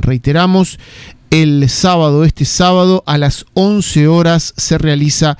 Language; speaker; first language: Spanish; native; Spanish